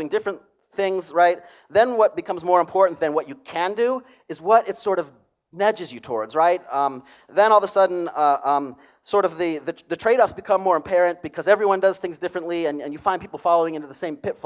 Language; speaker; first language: English; native; English